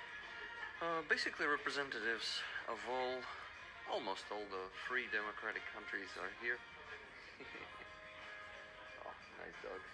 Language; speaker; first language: English; non-native, fluent; Ukrainian